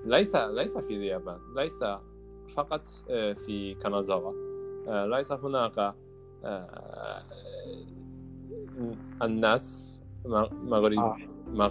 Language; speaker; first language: Arabic; non-native, learner; Japanese